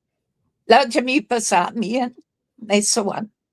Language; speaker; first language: Thai; non-native, fluent; English